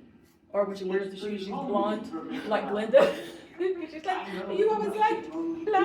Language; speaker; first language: English; native; English